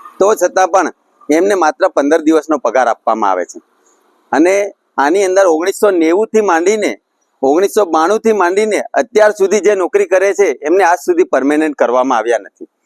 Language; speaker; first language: Gujarati; native; Gujarati